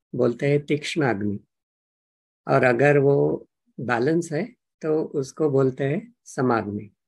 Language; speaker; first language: Hindi; non-native, local second language; Marathi